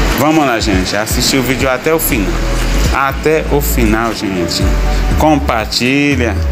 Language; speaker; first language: Portuguese; non-native, learner; Haitian Creole